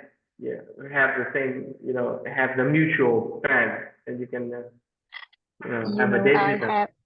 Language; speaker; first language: English; non-native, fluent; Vietnamese